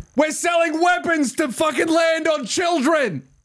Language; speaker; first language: English; native; English